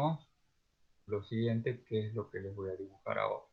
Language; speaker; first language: Spanish; native; Spanish